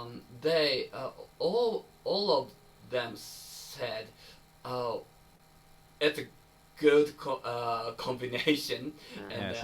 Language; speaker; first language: English; non-native, learner; Japanese